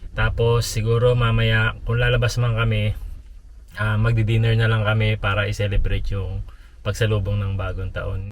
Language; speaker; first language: Filipino; native; Filipino